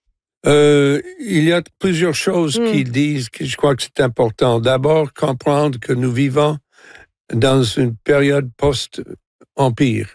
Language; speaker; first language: French; non-native, local second language; English